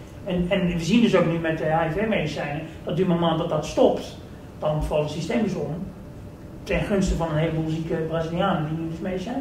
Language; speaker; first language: Dutch; native; Dutch